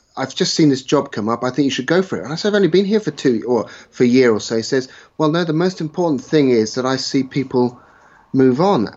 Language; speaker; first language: English; native; English